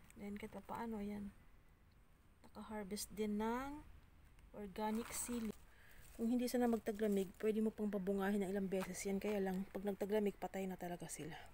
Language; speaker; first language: Filipino; non-native, local second language; Cebuano